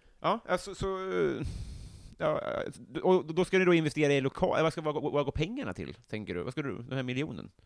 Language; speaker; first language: Swedish; native; Swedish